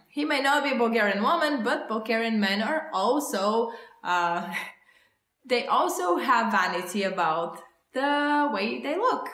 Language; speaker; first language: English; non-native, fluent; Bulgarian